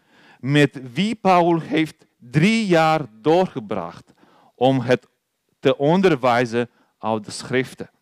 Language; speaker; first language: Dutch; non-native, learner; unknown